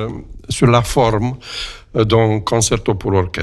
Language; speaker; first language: French; non-native, fluent; Romanian